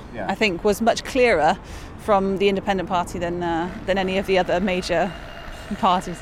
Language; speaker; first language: English; native; English